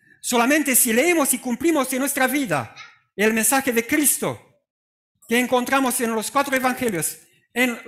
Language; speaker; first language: Spanish; non-native, fluent; Romanian